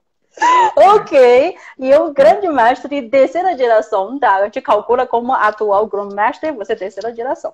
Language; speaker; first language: Portuguese; non-native, fluent; Chinese